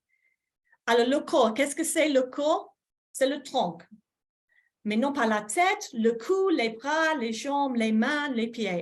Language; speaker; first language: French; non-native, fluent; English